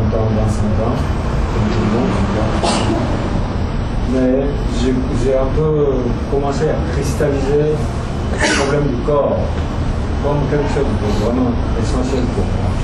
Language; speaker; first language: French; non-native, fluent; Japanese